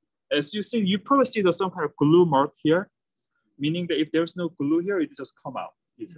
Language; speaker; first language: English; non-native, fluent; Korean